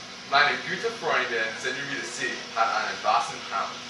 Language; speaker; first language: German; non-native, learner; English